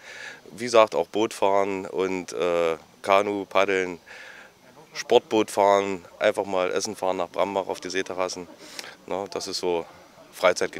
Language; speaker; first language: German; native; German